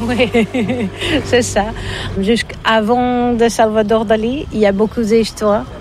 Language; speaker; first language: French; non-native, learner; Catalan